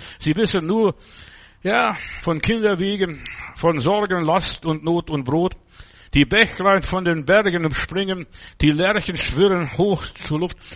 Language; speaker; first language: German; non-native, fluent; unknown